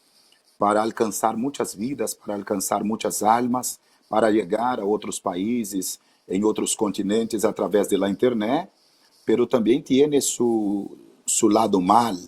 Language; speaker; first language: Spanish; non-native, fluent; Portuguese